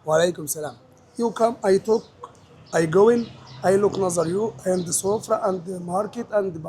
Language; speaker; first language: English; non-native, learner; Arabic